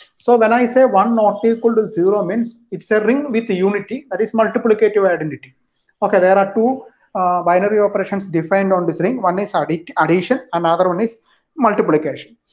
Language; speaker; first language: English; non-native, local second language; Malayalam